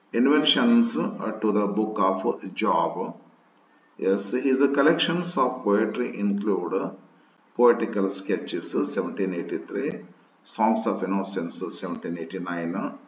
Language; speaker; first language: English; non-native, local second language; Kannada